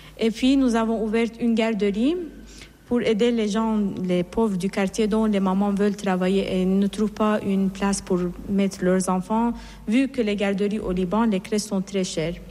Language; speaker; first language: French; non-native, fluent; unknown